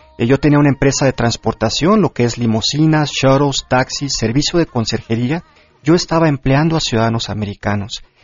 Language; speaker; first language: Spanish; early bilingual, heritage; Spanish